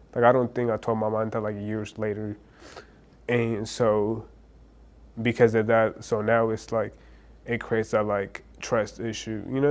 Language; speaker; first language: English; early bilingual, other home language; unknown